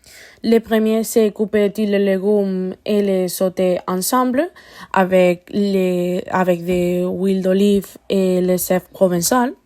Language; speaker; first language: French; non-native, learner; Spanish